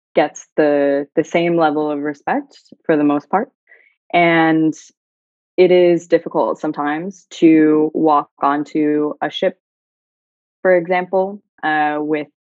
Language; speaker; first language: English; native; English